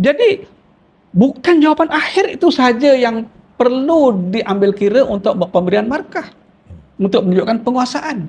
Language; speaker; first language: Malay; native; Malay